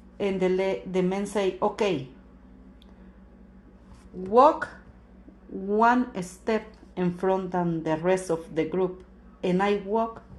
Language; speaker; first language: English; non-native, learner; Spanish